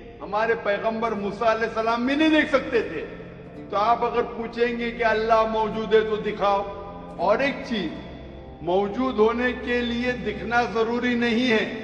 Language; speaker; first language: Urdu; non-native, local second language; Konkani